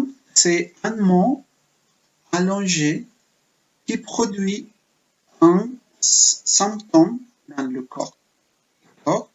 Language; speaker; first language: French; non-native, fluent; Spanish